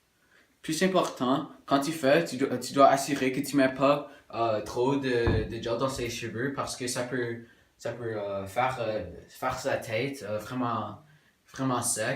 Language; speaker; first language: French; non-native, local second language; English